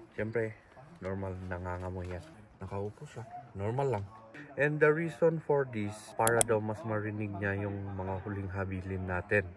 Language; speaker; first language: Filipino; non-native, local second language; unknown